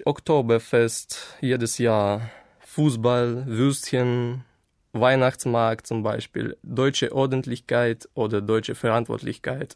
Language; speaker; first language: German; non-native, fluent; Ukrainian